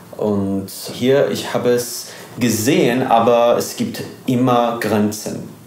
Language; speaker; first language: German; non-native, learner; Persian